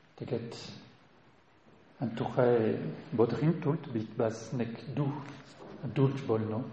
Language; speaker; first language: Mongolian; non-native, learner; French